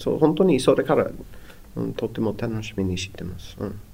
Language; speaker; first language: Japanese; non-native, learner; English